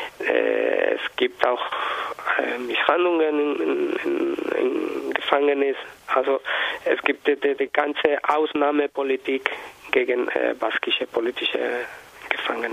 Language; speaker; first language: German; non-native, learner; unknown